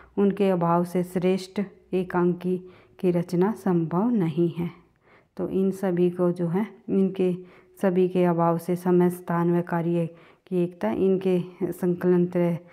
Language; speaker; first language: Hindi; native; Hindi